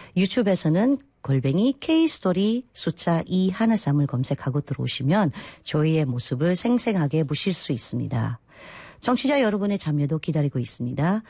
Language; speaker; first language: Korean; non-native, fluent; Filipino